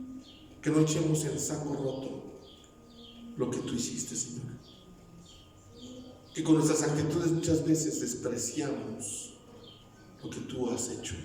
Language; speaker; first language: Spanish; native; Spanish